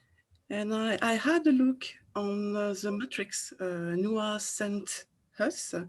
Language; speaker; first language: English; non-native, fluent; French